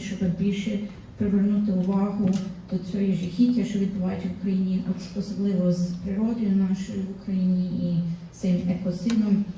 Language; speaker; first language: Ukrainian; early bilingual, heritage; Ukrainian